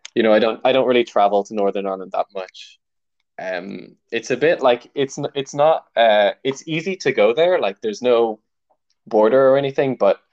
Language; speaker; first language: English; native; English